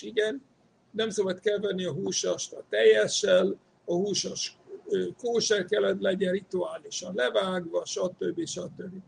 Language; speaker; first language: Hungarian; non-native, fluent; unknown